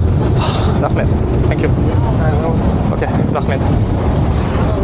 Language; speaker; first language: English; non-native, learner; French